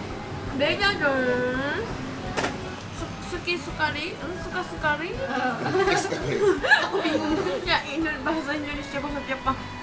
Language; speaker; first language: Indonesian; non-native, learner; Japanese